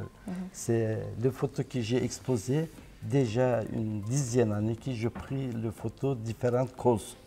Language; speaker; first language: French; non-native, learner; Turkish